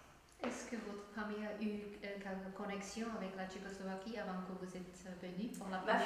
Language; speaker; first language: French; non-native, fluent; Czech